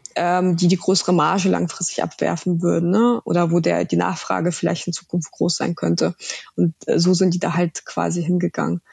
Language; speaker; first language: German; early bilingual, other home language; Russian